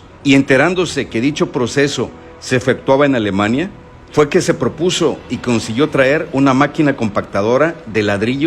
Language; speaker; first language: Spanish; native; Spanish